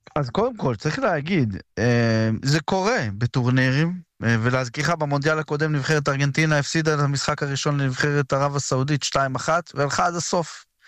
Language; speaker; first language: Hebrew; early bilingual, other home language; French